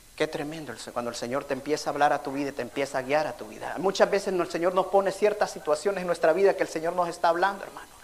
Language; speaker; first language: Spanish; native; Spanish